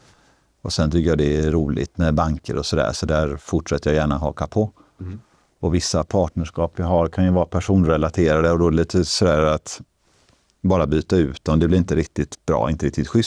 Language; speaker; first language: Swedish; native; Swedish